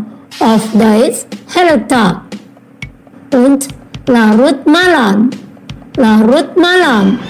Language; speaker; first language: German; non-native, fluent; Indonesian